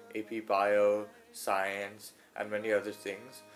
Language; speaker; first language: English; early bilingual, other home language; Chinese